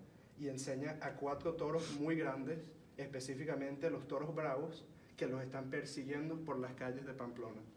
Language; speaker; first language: Spanish; early bilingual, heritage; Spanish